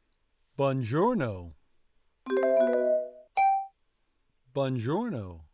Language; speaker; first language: Italian; non-native, learner; English